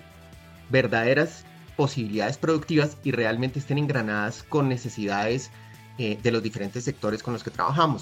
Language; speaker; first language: Spanish; native; Spanish